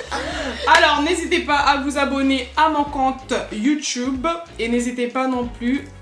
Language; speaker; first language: French; native; French